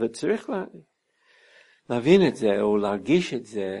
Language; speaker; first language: Hebrew; non-native, fluent; English